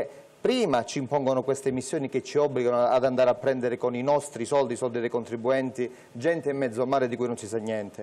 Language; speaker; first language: Italian; native; Italian